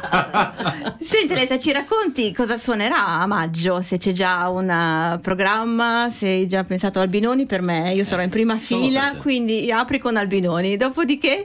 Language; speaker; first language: Italian; native; Italian